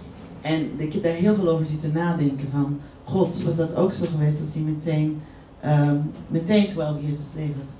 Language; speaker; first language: Dutch; native; Dutch